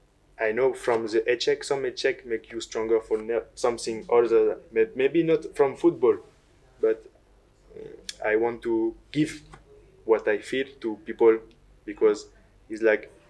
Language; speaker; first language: English; non-native, learner; French